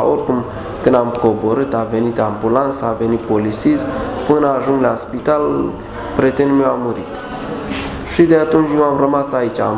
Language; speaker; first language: Romanian; non-native, learner; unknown